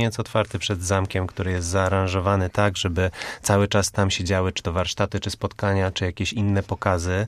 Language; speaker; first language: Polish; native; Polish